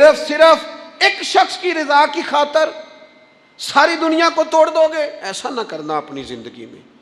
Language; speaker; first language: Urdu; non-native, local second language; Punjabi